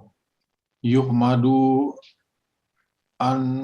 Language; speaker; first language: Arabic; non-native, learner; Indonesian